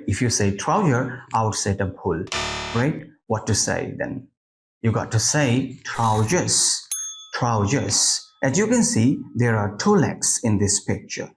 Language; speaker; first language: English; non-native, local second language; Bangla